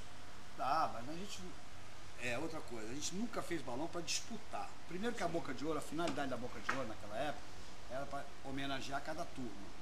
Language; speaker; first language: Portuguese; native; Portuguese